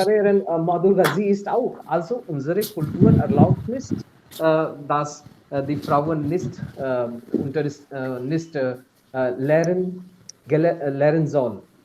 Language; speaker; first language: German; non-native, fluent; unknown